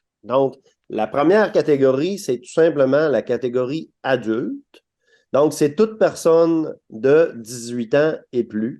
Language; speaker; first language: French; native; French